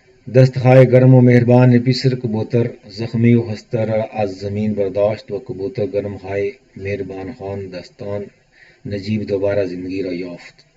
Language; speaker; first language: Persian; non-native, fluent; Urdu